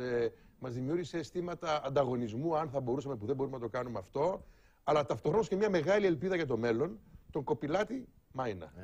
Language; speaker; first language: Greek; native; Greek